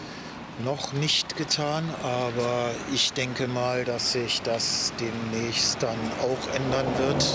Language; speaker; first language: German; native; German